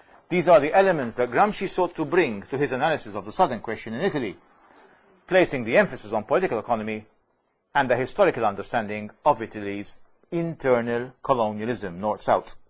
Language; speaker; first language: English; non-native, fluent; Maltese